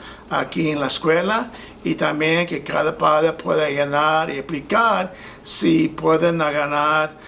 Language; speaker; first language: Spanish; non-native, fluent; English